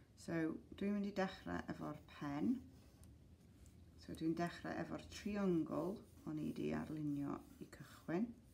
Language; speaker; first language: Welsh; non-native, local second language; English